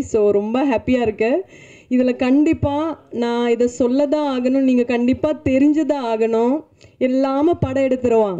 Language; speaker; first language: Tamil; non-native, fluent; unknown